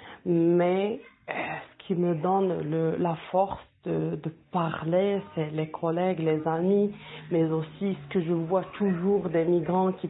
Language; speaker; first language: French; non-native, local second language; Arabic